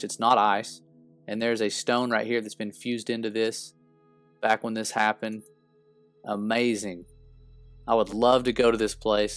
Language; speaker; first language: English; native; English